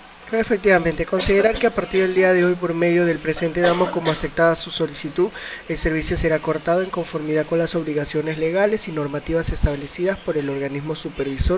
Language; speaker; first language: Spanish; native; Spanish